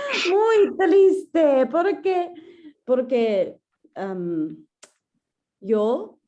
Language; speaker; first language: Spanish; non-native, learner; English